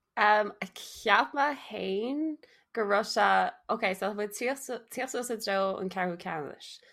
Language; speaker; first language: Irish; native; Irish